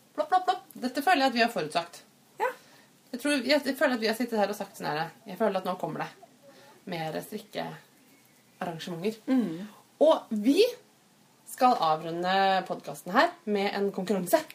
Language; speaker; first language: Norwegian; native; Norwegian